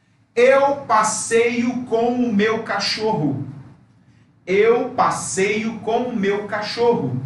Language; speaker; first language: Portuguese; non-native, fluent; Spanish